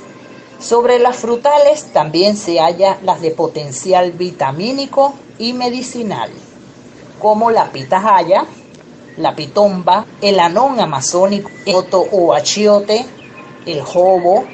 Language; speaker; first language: Spanish; native; Spanish